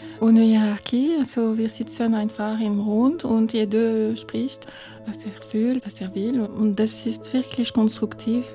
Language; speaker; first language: German; non-native, fluent; French